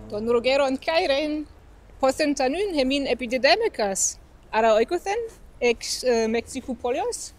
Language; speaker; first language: Greek; non-native, fluent; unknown